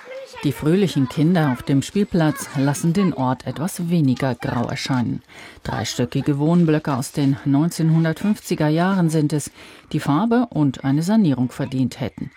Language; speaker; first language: German; native; German